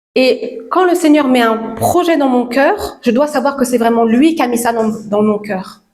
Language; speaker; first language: French; native; French